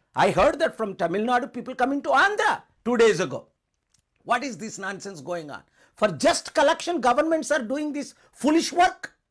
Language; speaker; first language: English; non-native, local second language; Telugu